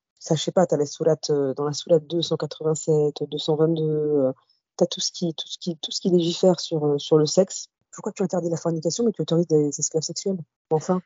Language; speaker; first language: French; early bilingual, other home language; Kabyle